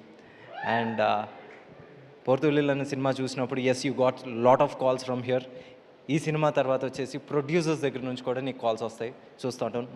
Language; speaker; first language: Telugu; native; Telugu